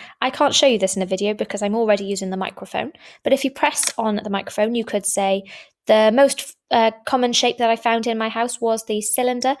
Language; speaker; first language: English; native; English